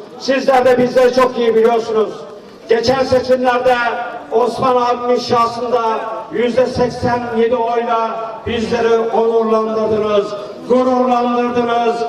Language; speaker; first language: Turkish; native; Turkish